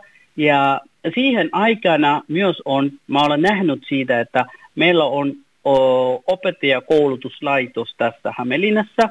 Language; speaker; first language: Finnish; non-native, fluent; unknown